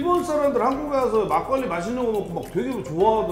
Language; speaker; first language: Korean; native; Korean